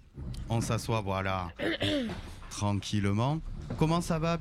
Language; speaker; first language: French; native; French